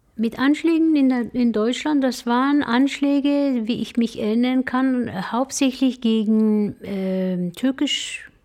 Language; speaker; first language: German; non-native, fluent; Turkish